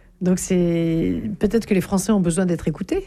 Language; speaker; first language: French; native; French